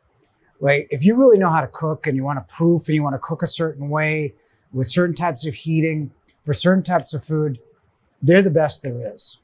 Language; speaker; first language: English; native; English